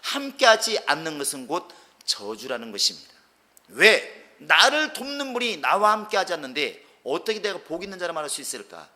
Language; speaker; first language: Korean; native; Korean